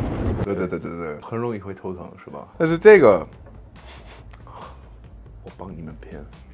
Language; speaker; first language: Chinese; non-native, fluent; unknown